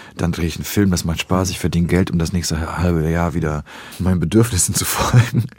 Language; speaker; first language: German; early bilingual, other home language; Polish